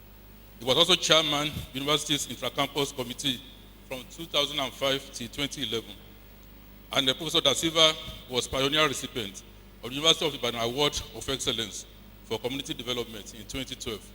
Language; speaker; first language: English; non-native, local second language; Yoruba